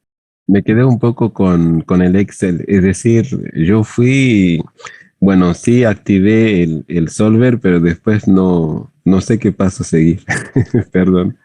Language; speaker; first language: Spanish; native; Spanish